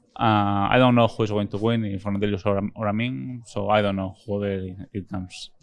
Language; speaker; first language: English; non-native, fluent; Spanish